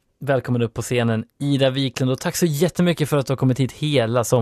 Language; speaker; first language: Swedish; native; Swedish